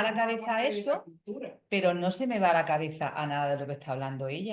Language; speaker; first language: Spanish; native; Spanish